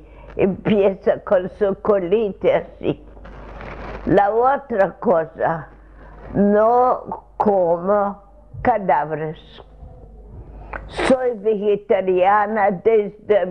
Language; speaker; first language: Spanish; non-native, fluent; Russian